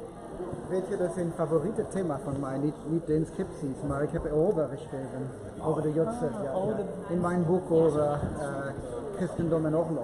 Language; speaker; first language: Dutch; non-native, fluent; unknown